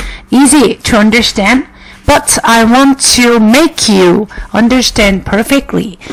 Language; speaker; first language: English; non-native, fluent; Korean